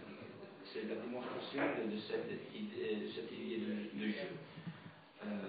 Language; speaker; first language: French; non-native, fluent; Italian